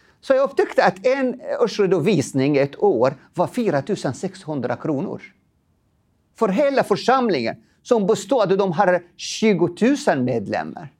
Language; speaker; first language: Swedish; non-native, fluent; Arabic